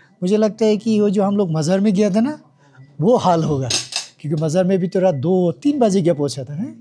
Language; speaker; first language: Hindi; non-native, local second language; Bangla